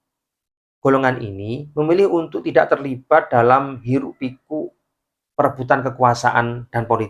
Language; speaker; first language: Indonesian; native; Indonesian